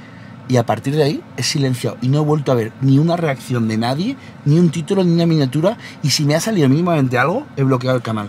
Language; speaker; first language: Spanish; native; Spanish